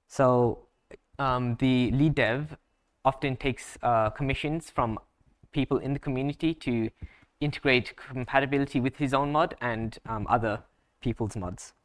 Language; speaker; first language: English; native; English